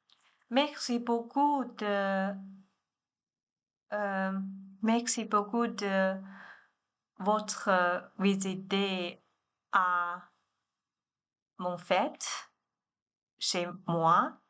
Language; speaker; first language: French; non-native, learner; Chinese